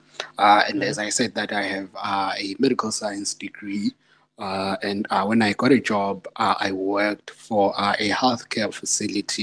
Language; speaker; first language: English; non-native, local second language; Zulu